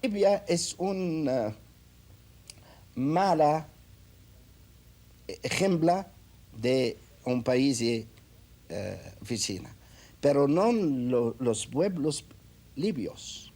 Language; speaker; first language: Spanish; non-native, fluent; Arabic